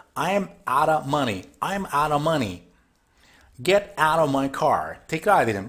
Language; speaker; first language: English; non-native, fluent; Turkish